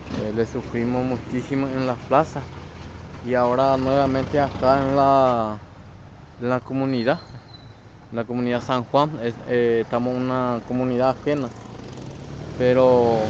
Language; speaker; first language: Spanish; non-native, local second language; Guarani